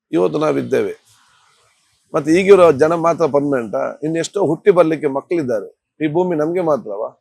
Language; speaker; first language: Kannada; non-native, local second language; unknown